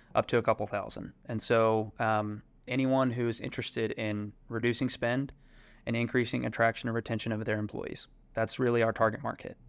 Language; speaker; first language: English; native; English